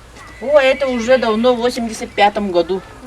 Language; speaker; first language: Russian; non-native, local second language; Yakut